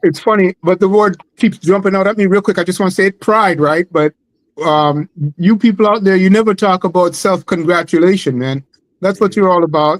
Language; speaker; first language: English; native; English